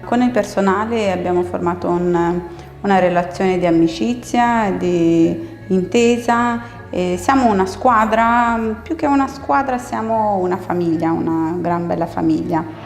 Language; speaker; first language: Italian; non-native, fluent; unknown